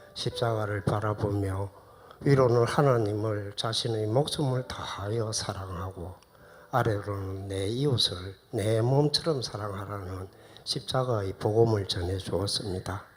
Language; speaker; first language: Korean; native; Korean